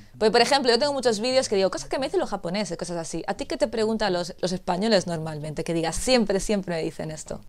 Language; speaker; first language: Spanish; native; Spanish